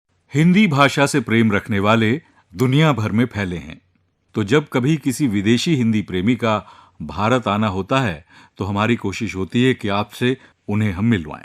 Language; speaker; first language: Hindi; native; Hindi